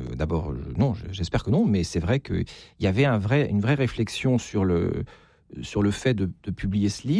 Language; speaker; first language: French; native; French